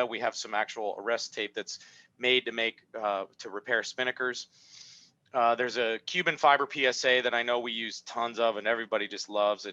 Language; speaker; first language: English; native; English